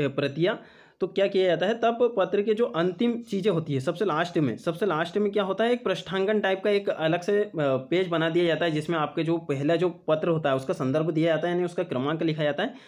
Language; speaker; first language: Hindi; native; Hindi